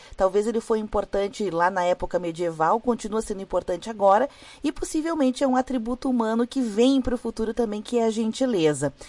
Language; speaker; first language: Portuguese; native; Portuguese